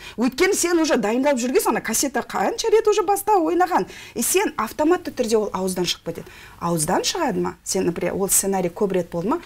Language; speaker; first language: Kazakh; non-native, local second language; Russian